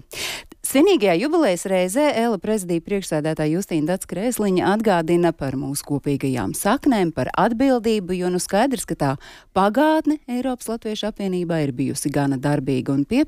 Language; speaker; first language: Latvian; native; Latvian